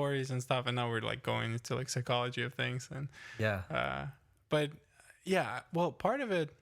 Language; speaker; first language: English; non-native, fluent; Ukrainian